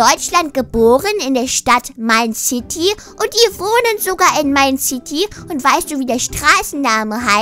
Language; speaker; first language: German; native; German